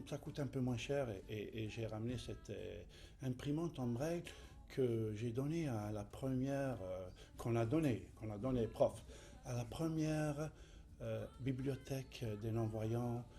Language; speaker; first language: French; non-native, fluent; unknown